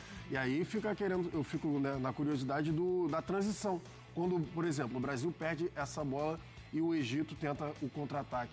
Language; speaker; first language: Portuguese; native; Portuguese